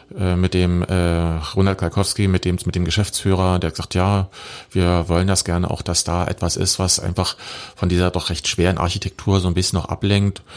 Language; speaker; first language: German; native; German